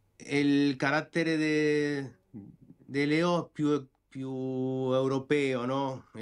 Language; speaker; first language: Italian; non-native, fluent; Spanish